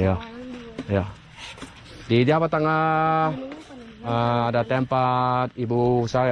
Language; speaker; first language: Indonesian; non-native, learner; Dutch